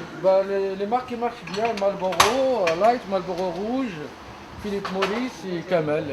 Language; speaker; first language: French; native; French